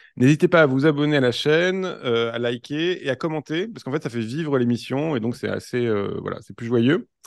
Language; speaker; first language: French; native; French